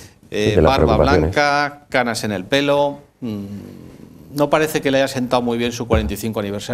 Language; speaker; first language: Spanish; native; Spanish